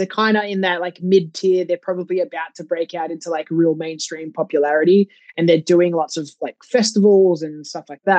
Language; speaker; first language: English; native; English